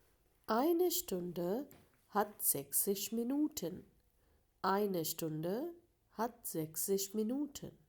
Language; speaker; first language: German; non-native, fluent; Hindi